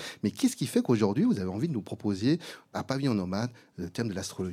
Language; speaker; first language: French; native; French